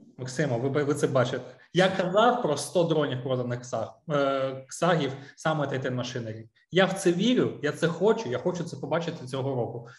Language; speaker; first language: Ukrainian; non-native, local second language; Russian